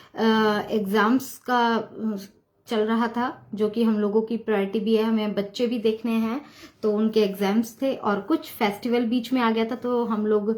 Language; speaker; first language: Hindi; native; Hindi